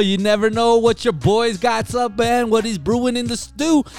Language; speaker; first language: English; early bilingual, other home language; Spanish